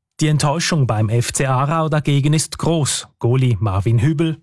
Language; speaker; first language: German; native; German